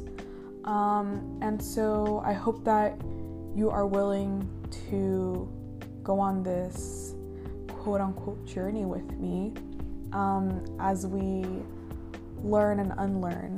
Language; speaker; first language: English; native; English